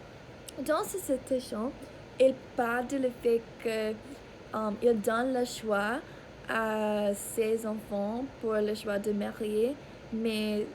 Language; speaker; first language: French; non-native, learner; English